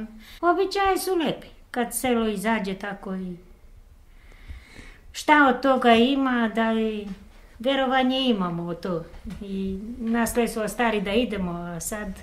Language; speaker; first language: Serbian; non-native, local second language; Romanian